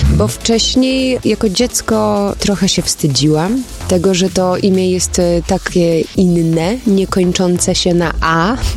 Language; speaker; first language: Polish; early bilingual, heritage; Polish